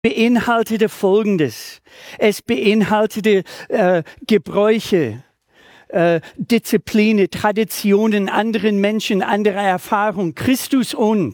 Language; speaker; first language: German; native; German